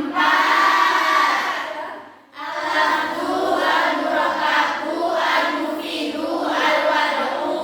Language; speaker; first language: Arabic; non-native, learner; Indonesian